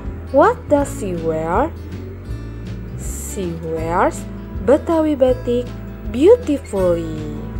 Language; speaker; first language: English; non-native, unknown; Indonesian